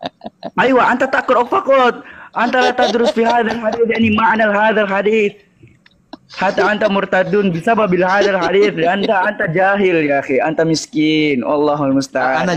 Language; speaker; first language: Arabic; non-native, learner; Indonesian